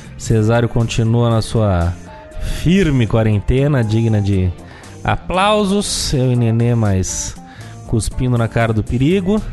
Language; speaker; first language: Portuguese; native; Portuguese